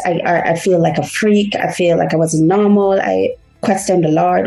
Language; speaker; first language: English; early bilingual, other home language; Haitian Creole